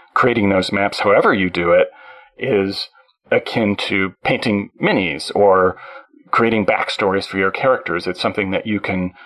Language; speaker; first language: English; native; English